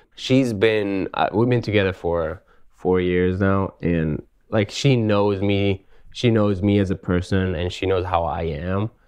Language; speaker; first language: English; non-native, fluent; Swedish